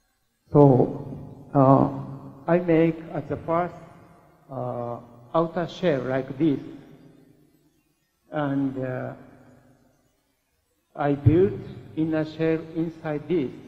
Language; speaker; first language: English; non-native, learner; Japanese